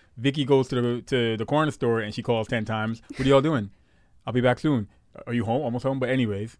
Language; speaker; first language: English; native; English